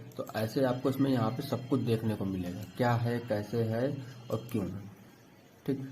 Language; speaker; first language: Hindi; native; Hindi